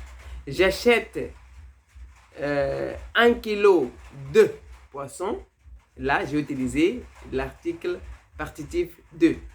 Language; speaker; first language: French; non-native, fluent; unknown